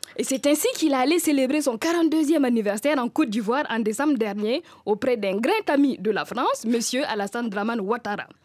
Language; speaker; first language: French; non-native, local second language; Mossi